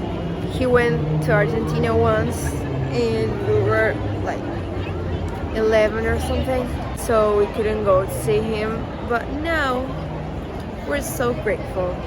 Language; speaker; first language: English; non-native, fluent; Spanish